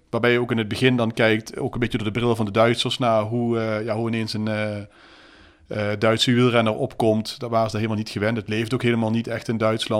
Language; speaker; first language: Dutch; native; Dutch